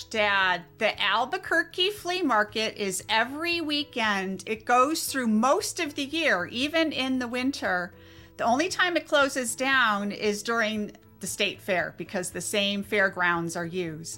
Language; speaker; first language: English; native; English